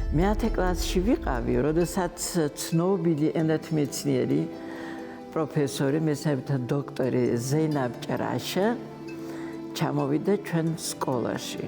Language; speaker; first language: Georgian; non-native, fluent; Adyghe